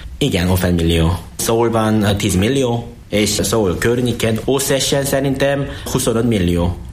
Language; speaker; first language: Hungarian; non-native, learner; Korean